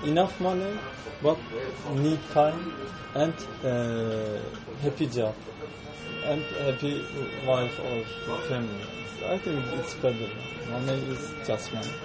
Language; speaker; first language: English; non-native, learner; Turkish